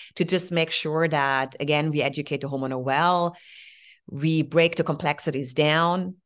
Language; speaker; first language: English; non-native, fluent; German